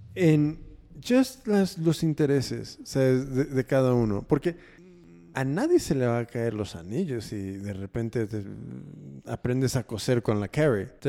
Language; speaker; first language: Spanish; early bilingual, heritage; Spanish